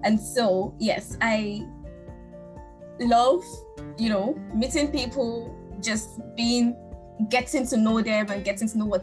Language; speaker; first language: English; non-native, local second language; Yoruba